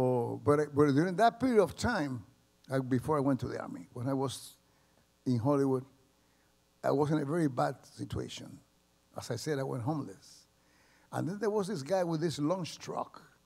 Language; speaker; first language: English; early bilingual, other home language; Spanish